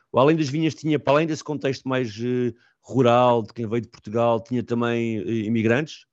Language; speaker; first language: Portuguese; native; Portuguese